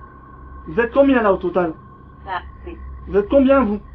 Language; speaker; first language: French; native; French